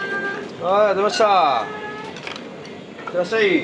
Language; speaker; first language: Japanese; native; Japanese